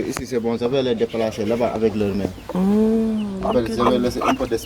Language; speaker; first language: French; non-native, local second language; Wolof